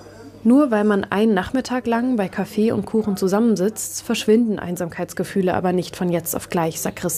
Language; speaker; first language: German; native; German